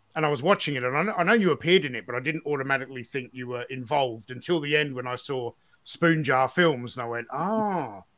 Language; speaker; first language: English; native; English